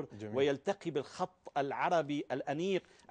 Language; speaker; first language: Arabic; native; Arabic